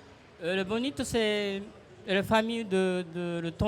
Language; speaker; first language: French; non-native, fluent; Japanese